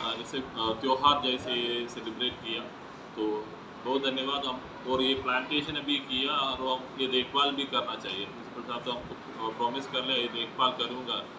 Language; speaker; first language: Hindi; non-native, local second language; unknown